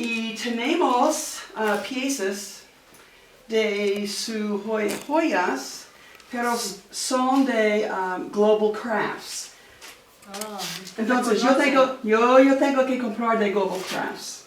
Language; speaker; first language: Spanish; non-native, fluent; English